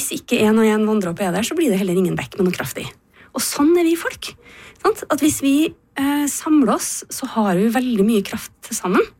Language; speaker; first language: Norwegian; native; Norwegian